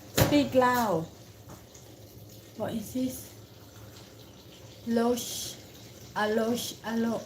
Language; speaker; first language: English; non-native, learner; Lao